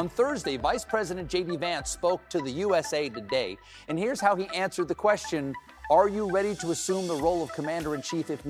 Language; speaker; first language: English; native; English